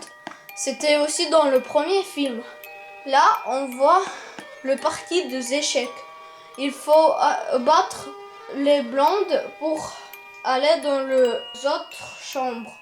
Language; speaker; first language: French; non-native, learner; Russian